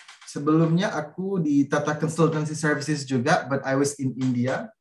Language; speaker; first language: English; non-native, fluent; Indonesian